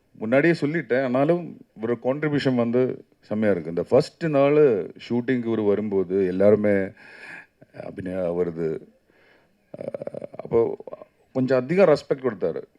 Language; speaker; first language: Tamil; non-native, learner; Malayalam